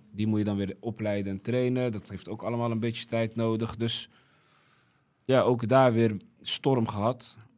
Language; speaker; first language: Dutch; early bilingual, other home language; Riffian